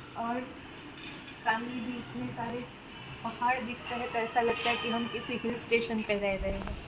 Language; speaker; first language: Hindi; non-native, local second language; Gujarati